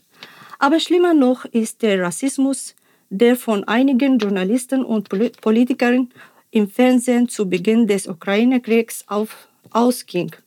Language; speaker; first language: German; non-native, fluent; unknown